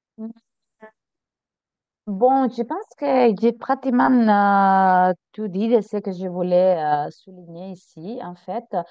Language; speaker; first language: French; non-native, fluent; Spanish